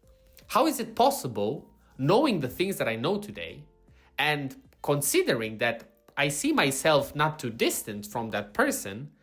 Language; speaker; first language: English; non-native, fluent; Italian